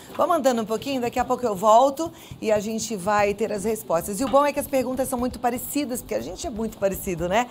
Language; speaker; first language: Portuguese; native; Portuguese